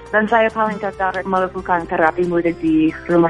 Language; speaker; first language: Indonesian; non-native, fluent; English